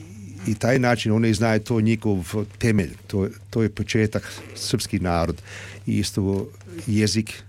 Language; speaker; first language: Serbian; early bilingual, heritage; Serbian